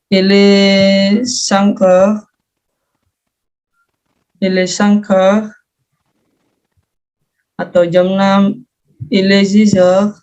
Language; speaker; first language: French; non-native, learner; Indonesian